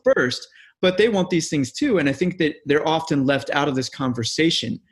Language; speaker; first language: English; native; English